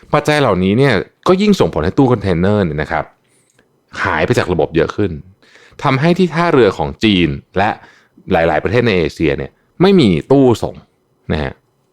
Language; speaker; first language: Thai; native; Thai